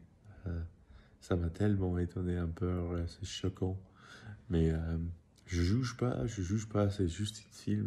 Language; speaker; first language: French; non-native, learner; English